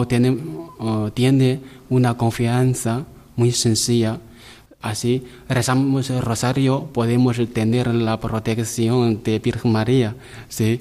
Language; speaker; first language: Spanish; non-native, learner; Chinese